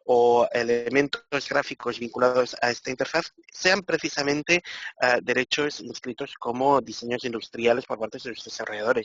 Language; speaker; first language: Spanish; native; Spanish